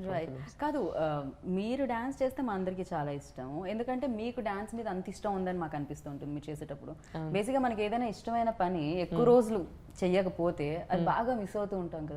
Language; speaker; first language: Telugu; native; Telugu